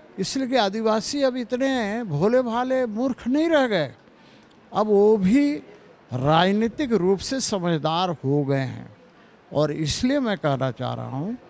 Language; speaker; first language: Hindi; native; Hindi